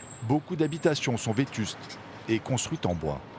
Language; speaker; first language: French; native; French